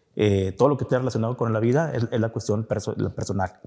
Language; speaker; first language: Spanish; native; Spanish